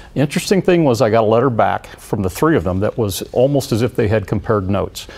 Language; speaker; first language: English; native; English